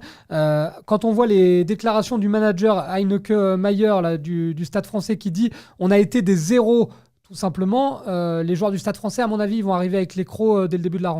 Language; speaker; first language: French; native; French